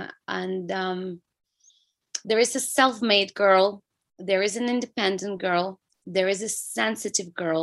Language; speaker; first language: English; non-native, fluent; Russian